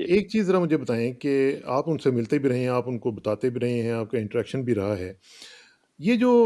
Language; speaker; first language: Urdu; non-native, local second language; Punjabi